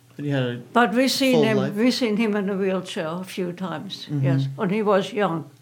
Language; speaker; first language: English; non-native, fluent; German